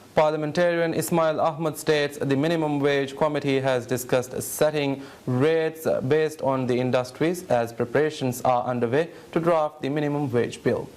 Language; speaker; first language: English; non-native, local second language; Divehi